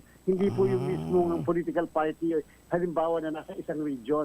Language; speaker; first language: Filipino; native; Filipino